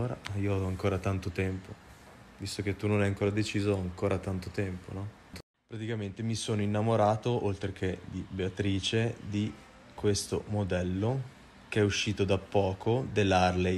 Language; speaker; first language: Italian; native; Italian